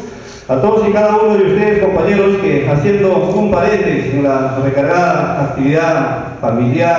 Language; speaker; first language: Spanish; native; Spanish